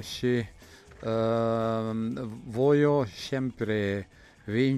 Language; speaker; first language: Italian; non-native, learner; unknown